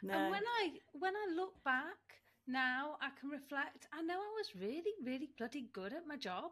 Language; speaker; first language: English; native; English